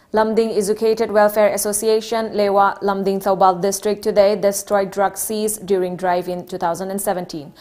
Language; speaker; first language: English; non-native, local second language; Manipuri